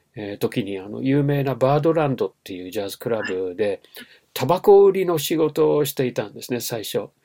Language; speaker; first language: Japanese; non-native, fluent; English